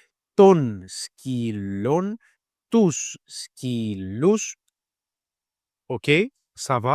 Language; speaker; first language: French; non-native, learner; Greek